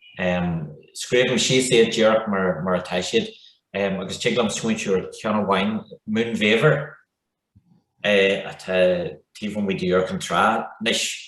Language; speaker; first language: Irish; non-native, local second language; English